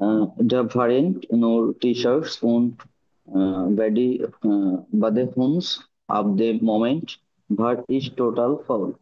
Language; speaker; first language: German; non-native, learner; Bangla